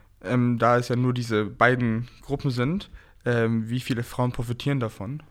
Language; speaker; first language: German; native; German